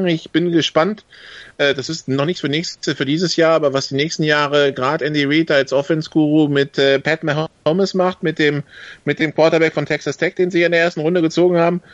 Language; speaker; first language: German; native; German